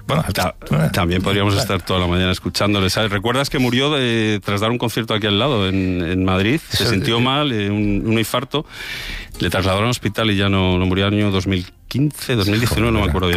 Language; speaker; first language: Spanish; native; Spanish